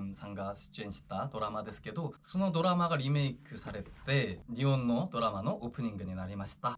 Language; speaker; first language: Japanese; non-native, fluent; Korean